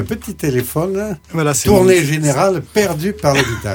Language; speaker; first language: French; native; French